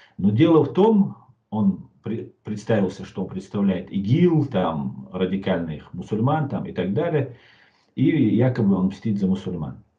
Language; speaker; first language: Russian; non-native, local second language; Chechen